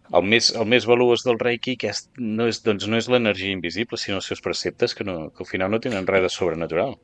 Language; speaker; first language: Catalan; native; Catalan